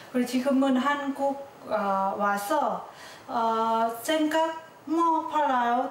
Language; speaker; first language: Korean; non-native, learner; Lao